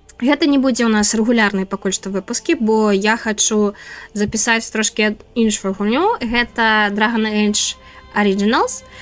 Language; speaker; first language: Belarusian; non-native, local second language; Russian